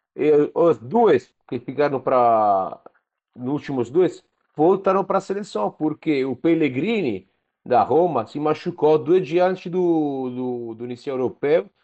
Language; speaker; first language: Portuguese; non-native, fluent; Italian